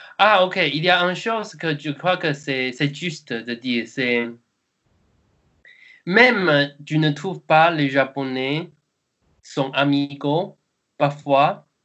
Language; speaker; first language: French; non-native, learner; Chinese